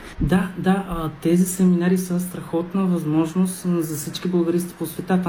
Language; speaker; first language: Bulgarian; non-native, fluent; Spanish